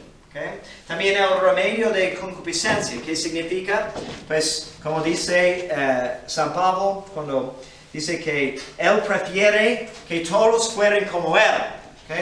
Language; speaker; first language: Spanish; non-native, fluent; English